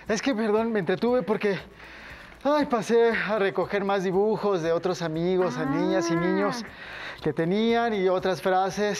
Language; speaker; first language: Spanish; native; Spanish